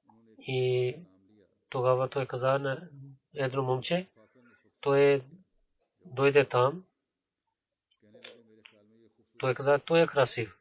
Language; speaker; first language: Bulgarian; non-native, learner; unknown